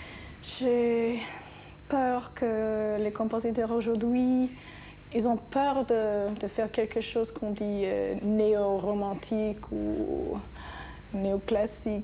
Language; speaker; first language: French; non-native, fluent; English